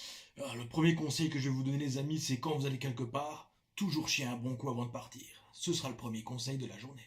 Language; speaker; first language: French; native; French